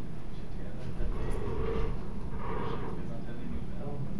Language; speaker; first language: French; non-native, learner; English